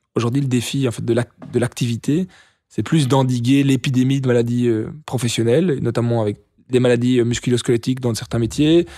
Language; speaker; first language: French; native; French